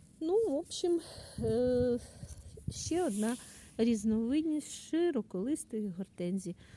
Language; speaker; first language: Ukrainian; native; Ukrainian